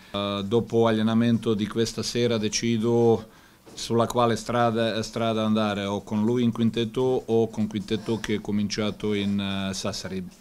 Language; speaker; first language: Italian; non-native, fluent; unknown